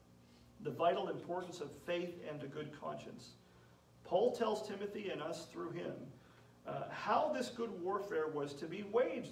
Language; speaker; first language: English; native; English